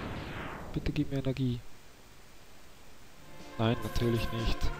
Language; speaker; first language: German; native; German